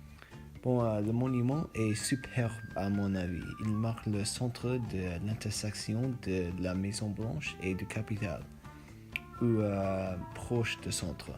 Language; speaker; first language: French; non-native, learner; English